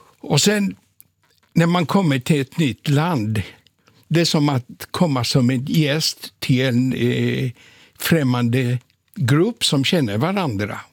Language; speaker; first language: Swedish; non-native, fluent; Polish